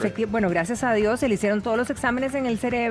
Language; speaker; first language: Spanish; native; Spanish